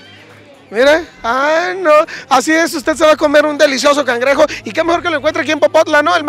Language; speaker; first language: Spanish; native; Spanish